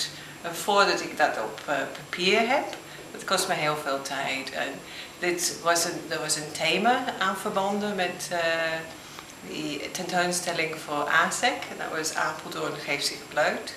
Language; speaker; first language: Dutch; non-native, fluent; English